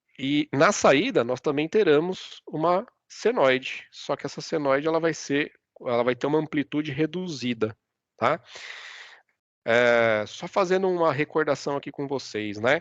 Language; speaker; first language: Portuguese; native; Portuguese